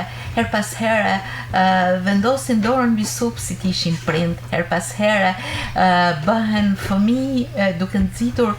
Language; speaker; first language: Albanian; native; Albanian